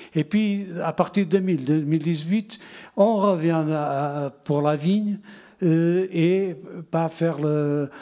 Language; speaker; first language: French; non-native, fluent; Portuguese